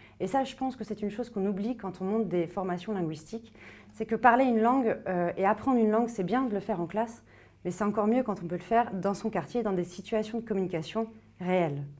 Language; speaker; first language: French; native; French